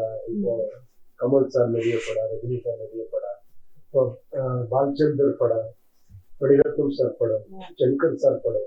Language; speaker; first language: Tamil; non-native, learner; Kannada